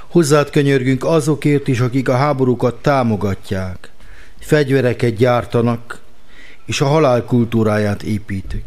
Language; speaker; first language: Hungarian; native; Hungarian